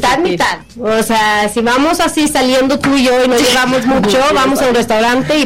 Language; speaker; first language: Spanish; non-native, fluent; Swedish